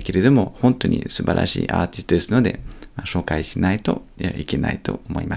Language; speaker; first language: Japanese; non-native, fluent; French